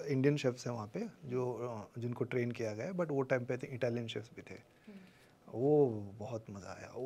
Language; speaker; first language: Hindi; non-native, local second language; Kodava